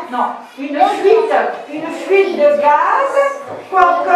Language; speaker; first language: French; non-native, local second language; Arabic